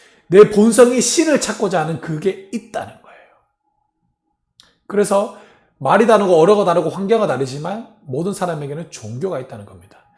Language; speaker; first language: Korean; native; Korean